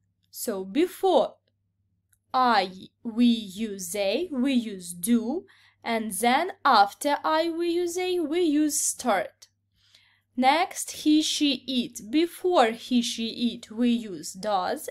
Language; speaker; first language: English; non-native, fluent; Ukrainian